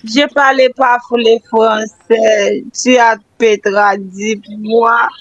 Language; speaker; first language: French; non-native, learner; Haitian Creole